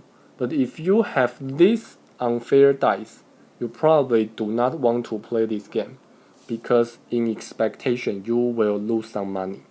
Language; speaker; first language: English; non-native, fluent; Chinese